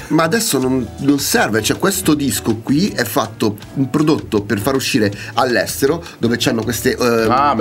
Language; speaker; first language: Italian; native; Italian